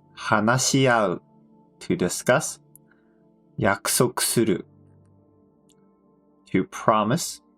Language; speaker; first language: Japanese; non-native, fluent; English